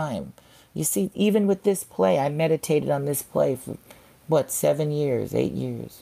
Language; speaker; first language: English; native; English